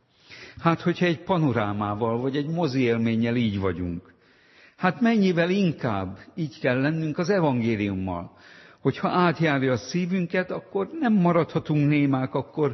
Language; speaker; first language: Hungarian; native; Hungarian